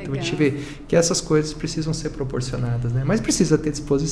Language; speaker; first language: Portuguese; native; Portuguese